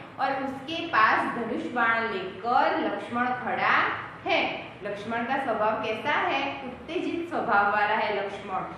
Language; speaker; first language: Hindi; non-native, local second language; Gujarati